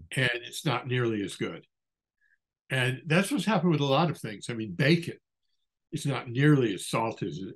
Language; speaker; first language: English; native; English